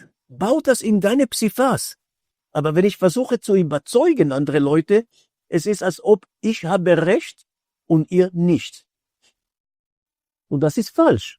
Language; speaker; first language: German; non-native, fluent; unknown